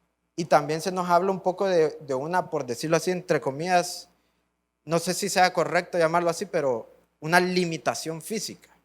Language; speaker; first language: Spanish; native; Spanish